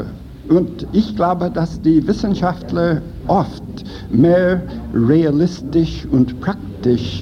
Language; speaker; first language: German; non-native, fluent; English